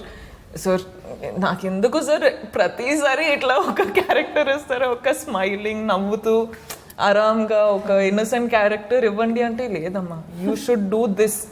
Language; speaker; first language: Telugu; non-native, learner; Marathi